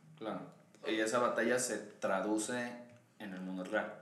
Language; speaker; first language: Spanish; native; Spanish